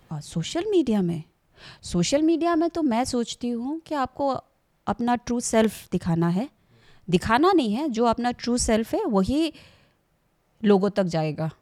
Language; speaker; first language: Hindi; non-native, local second language; Assamese